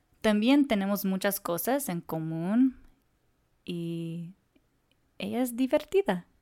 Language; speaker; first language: Spanish; non-native, learner; English